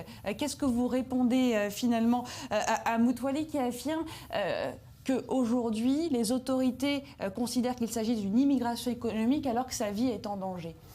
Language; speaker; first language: French; native; French